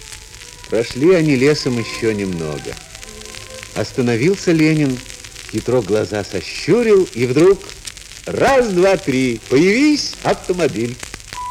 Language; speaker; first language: Russian; native; Russian